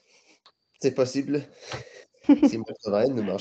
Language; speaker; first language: French; non-native, learner; English